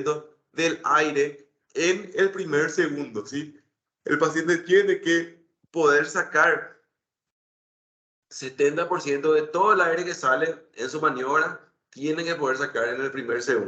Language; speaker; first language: Spanish; native; Spanish